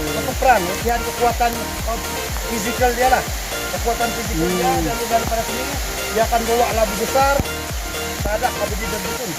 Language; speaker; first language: Malay; non-native, local second language; Central Dusun